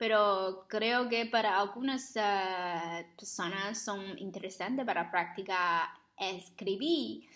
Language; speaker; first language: Spanish; non-native, learner; Chinese